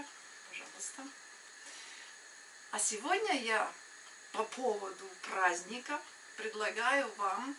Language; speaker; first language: Russian; non-native, local second language; Latvian